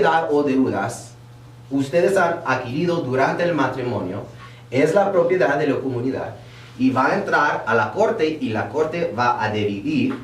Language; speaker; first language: Spanish; early bilingual, heritage; Spanish